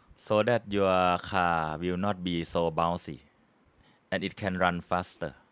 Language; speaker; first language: English; non-native, fluent; Thai